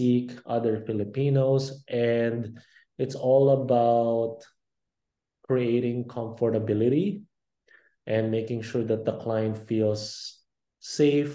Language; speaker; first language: English; non-native, local second language; Filipino